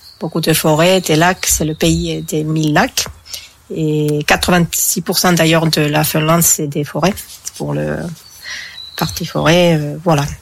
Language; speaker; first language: French; non-native, fluent; Finnish